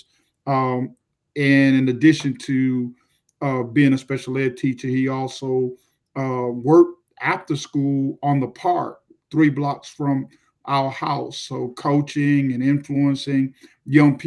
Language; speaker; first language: English; native; English